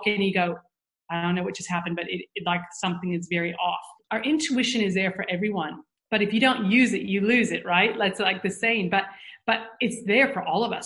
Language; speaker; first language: English; native; English